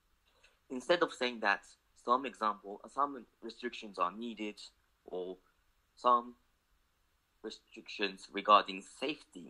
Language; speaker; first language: English; non-native, fluent; Japanese